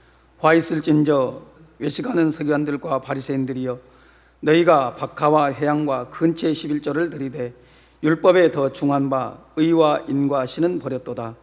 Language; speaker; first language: Korean; native; Korean